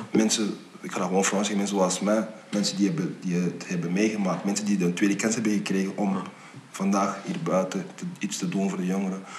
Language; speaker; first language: Dutch; early bilingual, other home language; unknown